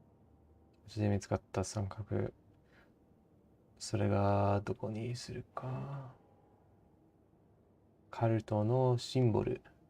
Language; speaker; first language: Japanese; non-native, learner; English